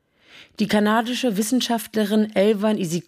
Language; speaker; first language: German; native; German